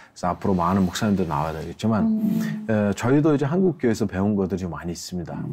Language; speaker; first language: Korean; non-native, fluent; Mongolian